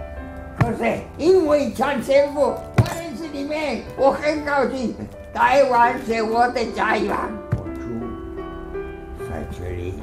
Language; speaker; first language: Chinese; non-native, fluent; Spanish